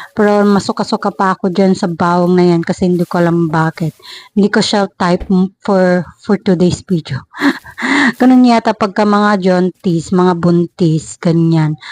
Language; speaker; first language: Filipino; non-native, local second language; Iloko